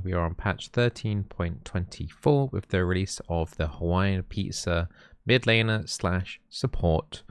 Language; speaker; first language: English; native; English